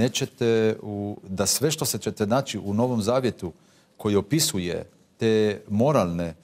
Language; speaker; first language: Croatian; non-native, fluent; Hebrew